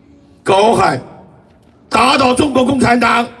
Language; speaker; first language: Chinese; native; Chinese